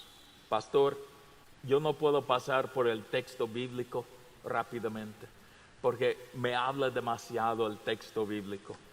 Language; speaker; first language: Spanish; non-native, fluent; English